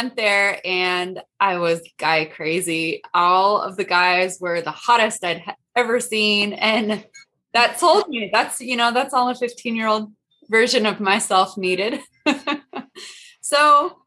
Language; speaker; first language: English; native; English